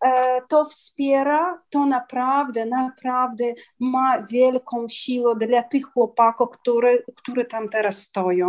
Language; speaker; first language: Polish; non-native, learner; Ukrainian